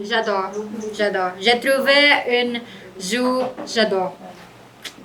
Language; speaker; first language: French; non-native, learner; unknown